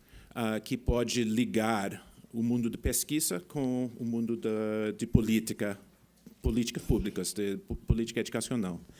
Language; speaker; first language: Portuguese; non-native, fluent; English